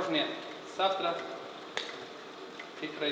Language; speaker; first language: Russian; non-native, learner; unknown